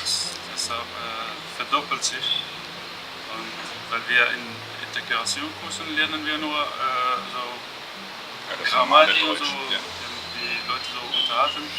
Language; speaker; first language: German; non-native, learner; Persian